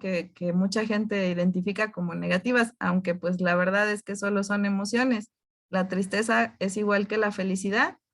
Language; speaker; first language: Spanish; native; Spanish